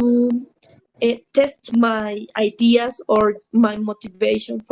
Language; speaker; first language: English; non-native, learner; Spanish